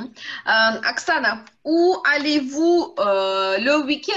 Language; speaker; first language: French; non-native, fluent; Russian